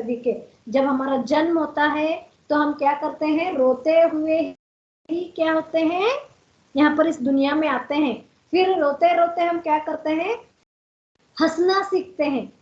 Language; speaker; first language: Hindi; non-native, local second language; Kannada